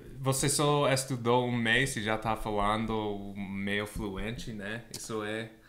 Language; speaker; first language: Portuguese; non-native, fluent; English